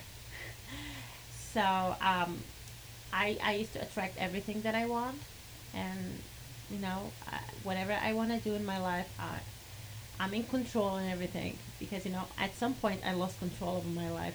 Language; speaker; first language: English; non-native, fluent; Arabic